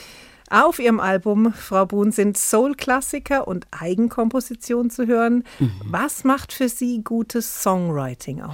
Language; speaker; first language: German; native; German